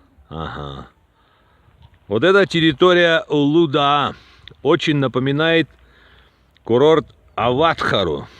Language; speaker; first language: Russian; native; Russian